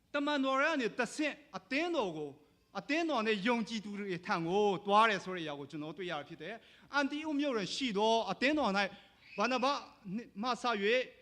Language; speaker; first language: Burmese; non-native, local second language; Hakha Chin